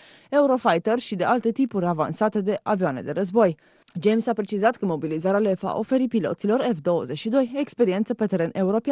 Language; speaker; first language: Romanian; native; Romanian